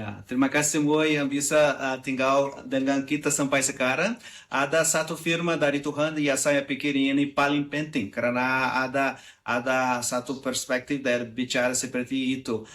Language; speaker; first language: Indonesian; non-native, learner; Portuguese